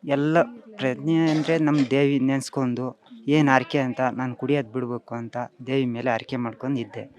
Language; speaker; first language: Kannada; native; Kannada